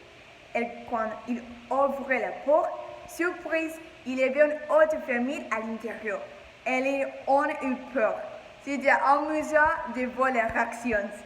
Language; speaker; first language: French; non-native, learner; English